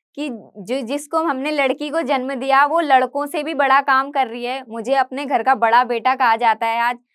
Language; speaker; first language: Hindi; native; Hindi